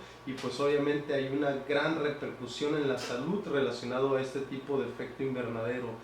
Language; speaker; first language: Spanish; native; Spanish